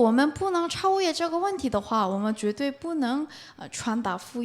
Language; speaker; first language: Chinese; non-native, fluent; Korean